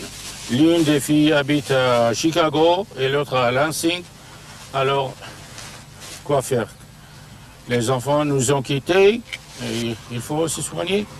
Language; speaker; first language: French; non-native, fluent; English